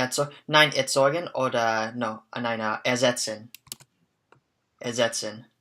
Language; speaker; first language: German; non-native, learner; English